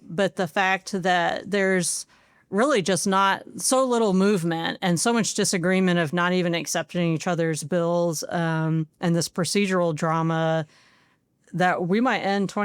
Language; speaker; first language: English; native; English